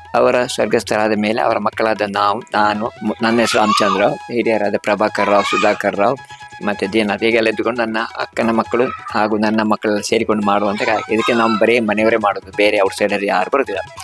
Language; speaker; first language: Kannada; native; Kannada